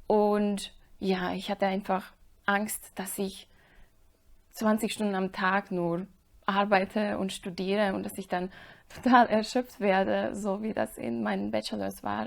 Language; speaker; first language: German; non-native, fluent; Slovak